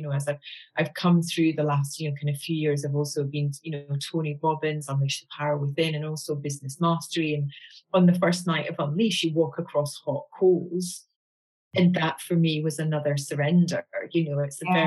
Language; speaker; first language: English; native; English